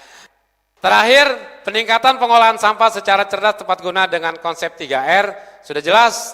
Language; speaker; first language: Indonesian; native; Indonesian